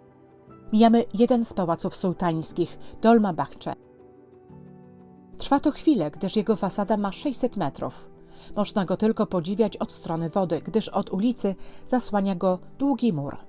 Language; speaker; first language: Polish; native; Polish